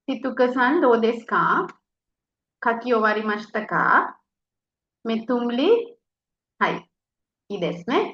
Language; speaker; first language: Japanese; non-native, fluent; Sinhala